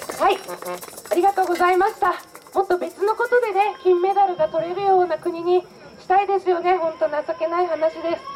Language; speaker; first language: Japanese; native; Japanese